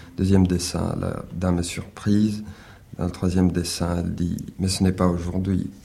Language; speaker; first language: French; early bilingual, other home language; Spanish